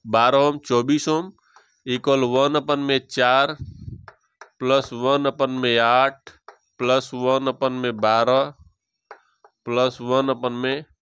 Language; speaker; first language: Hindi; native; Hindi